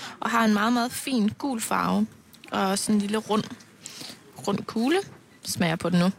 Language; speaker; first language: Danish; native; Danish